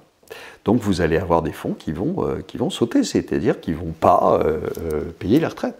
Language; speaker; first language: French; native; French